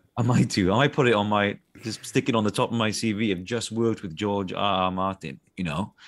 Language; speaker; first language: English; native; English